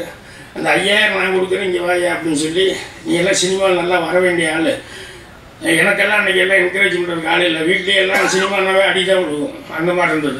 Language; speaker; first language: Tamil; native; Tamil